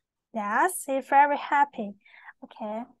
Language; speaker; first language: English; non-native, learner; Vietnamese